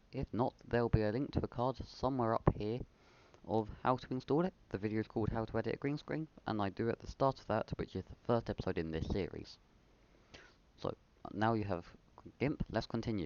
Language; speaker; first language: English; native; English